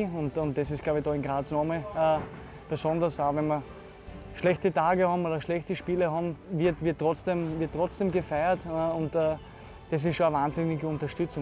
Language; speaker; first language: German; native; German